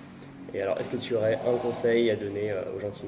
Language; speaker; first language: French; native; French